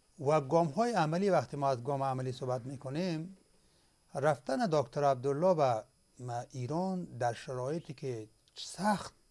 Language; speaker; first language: Persian; native; Persian